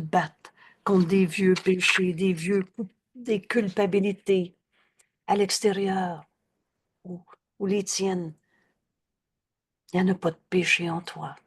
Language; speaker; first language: French; native; French